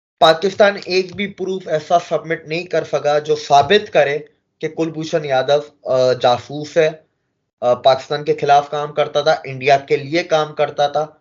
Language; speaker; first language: Hindi; native; Hindi